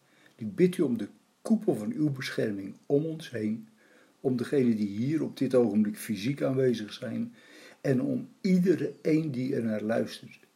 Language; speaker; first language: Dutch; native; Dutch